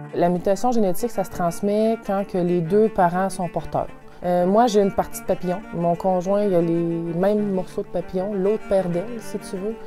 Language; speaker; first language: French; native; French